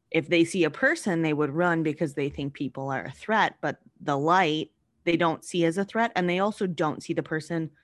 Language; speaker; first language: English; native; English